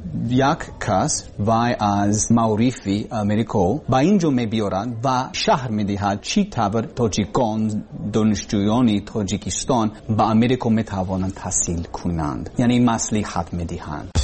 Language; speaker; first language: Persian; non-native, learner; English